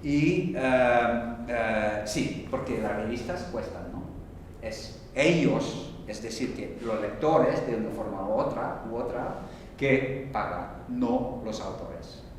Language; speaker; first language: Spanish; non-native, fluent; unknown